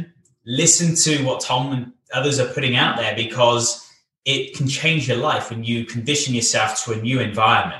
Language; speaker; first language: English; native; English